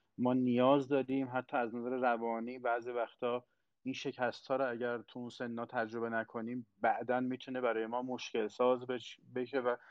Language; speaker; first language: Persian; non-native, local second language; Azerbaijani